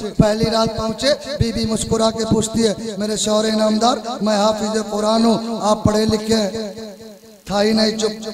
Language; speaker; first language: Hindi; non-native, local second language; Urdu